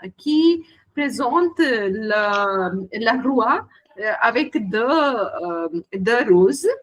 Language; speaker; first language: French; non-native, learner; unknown